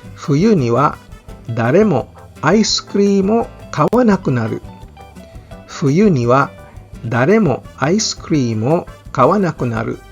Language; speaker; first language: Japanese; non-native, fluent; Filipino